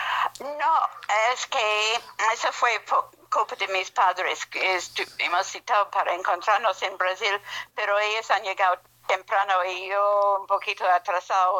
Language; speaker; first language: Spanish; non-native, fluent; English